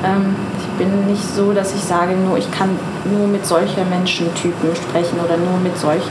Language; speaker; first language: German; non-native, fluent; Persian